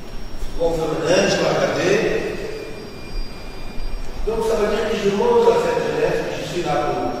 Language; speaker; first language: French; non-native, learner; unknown